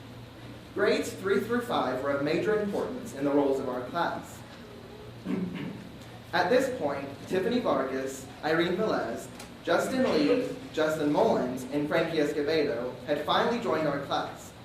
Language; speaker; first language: English; native; English